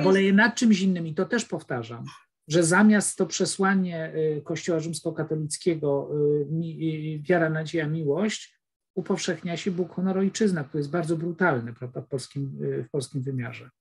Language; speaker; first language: Polish; native; Polish